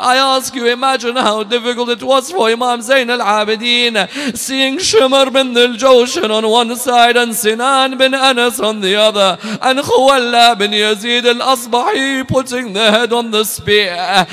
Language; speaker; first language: English; native; English